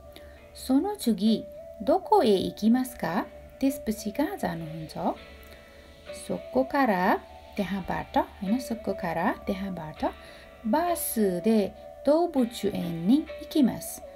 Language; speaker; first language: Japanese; non-native, fluent; Nepali